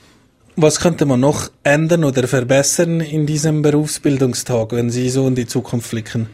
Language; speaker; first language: German; native; German